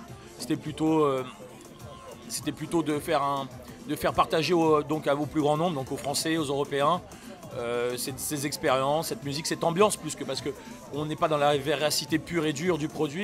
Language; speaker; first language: French; native; French